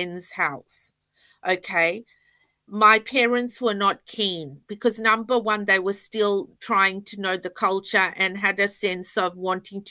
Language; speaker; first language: English; native; English